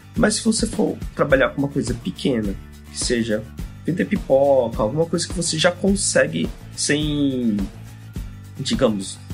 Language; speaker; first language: Portuguese; non-native, fluent; Japanese